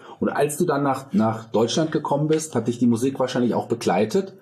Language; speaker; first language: German; native; German